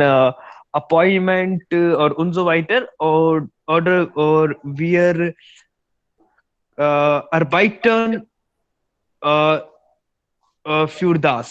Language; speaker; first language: German; non-native, learner; Hindi